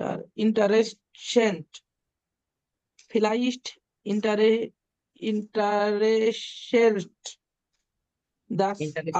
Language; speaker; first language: German; non-native, learner; Bangla